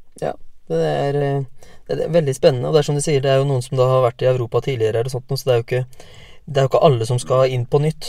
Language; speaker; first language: Norwegian; native; Norwegian